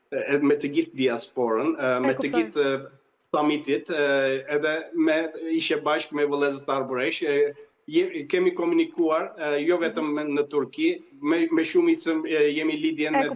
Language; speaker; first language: Albanian; early bilingual, heritage; Albanian